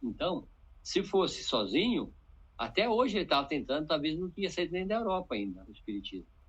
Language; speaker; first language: Portuguese; native; Portuguese